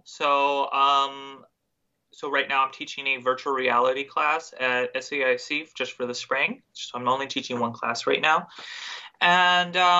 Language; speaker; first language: English; native; English